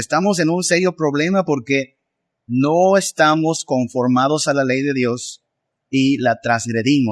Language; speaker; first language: Spanish; native; Spanish